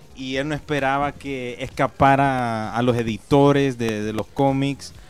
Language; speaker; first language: Spanish; native; Spanish